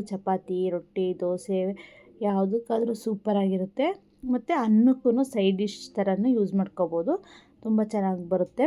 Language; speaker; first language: Kannada; native; Kannada